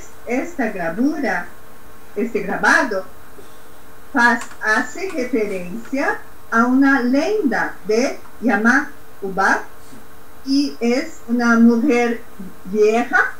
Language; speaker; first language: Spanish; non-native, learner; Portuguese